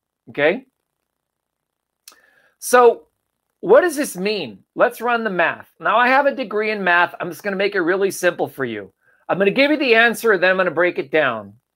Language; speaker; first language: English; native; English